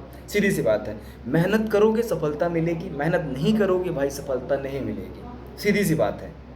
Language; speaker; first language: Hindi; native; Hindi